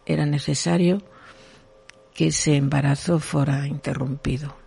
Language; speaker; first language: Spanish; non-native, local second language; Galician